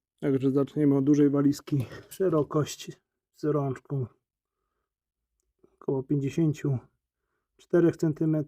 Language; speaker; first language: Polish; native; Polish